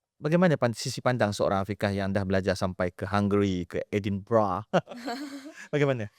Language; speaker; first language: Malay; native; Malay